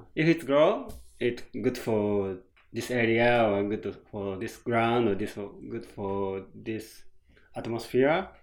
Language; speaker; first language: English; non-native, learner; Japanese